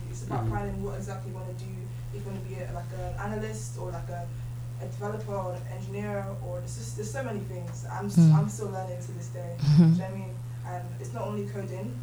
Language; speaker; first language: English; native; English